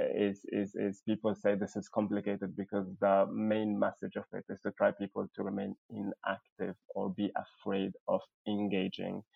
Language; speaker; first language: English; non-native, fluent; Arabic